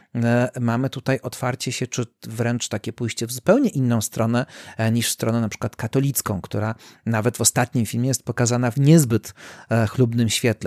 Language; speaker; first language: Polish; native; Polish